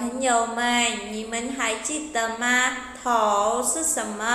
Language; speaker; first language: Chinese; non-native, local second language; Malay